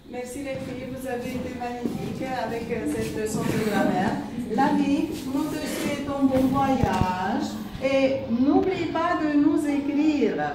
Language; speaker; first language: French; non-native, fluent; Romanian